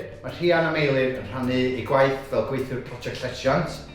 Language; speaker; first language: Welsh; native; Welsh